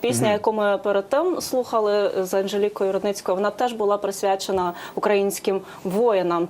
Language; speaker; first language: Ukrainian; native; Ukrainian